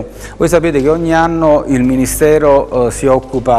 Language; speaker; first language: Italian; native; Italian